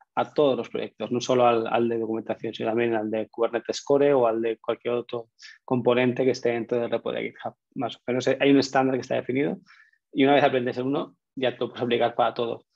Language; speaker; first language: Spanish; native; Spanish